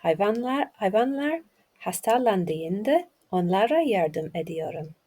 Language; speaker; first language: Turkish; non-native, learner; English